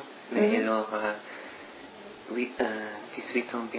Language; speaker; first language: French; non-native, learner; English